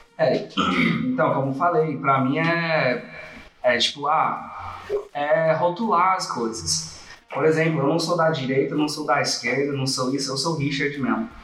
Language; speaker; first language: Portuguese; non-native, fluent; English